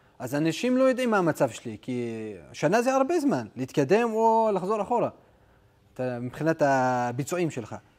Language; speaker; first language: Hebrew; non-native, local second language; Adyghe